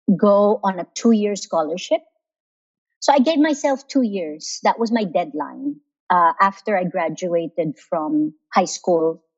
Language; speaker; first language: English; non-native, local second language; Filipino